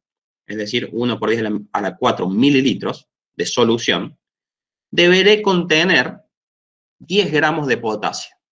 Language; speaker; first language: Spanish; native; Spanish